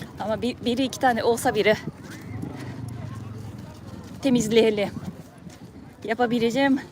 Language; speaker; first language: Turkish; non-native, fluent; Japanese